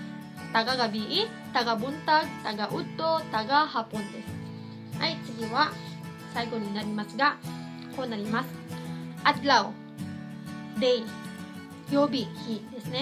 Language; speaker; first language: Japanese; non-native, fluent; Cebuano